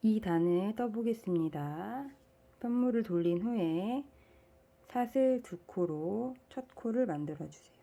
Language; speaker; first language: Korean; native; Korean